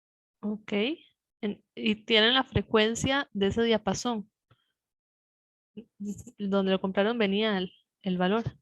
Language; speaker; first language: Spanish; native; Spanish